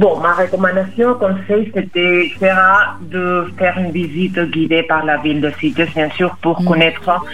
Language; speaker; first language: French; non-native, fluent; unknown